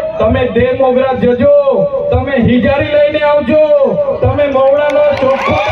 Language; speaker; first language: Gujarati; non-native, local second language; Vasavi